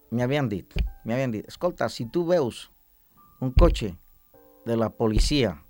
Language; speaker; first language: Catalan; non-native, learner; Spanish